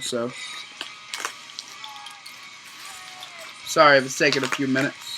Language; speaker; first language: English; native; English